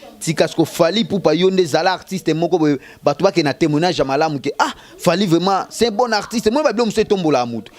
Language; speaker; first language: Lingala; native; Lingala